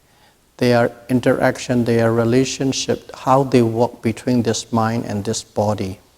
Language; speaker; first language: English; non-native, fluent; Burmese